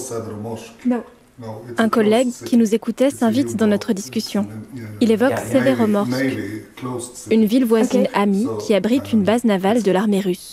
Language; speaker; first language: French; native; French